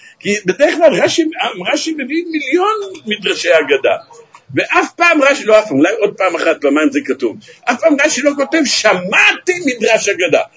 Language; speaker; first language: Hebrew; native; Hebrew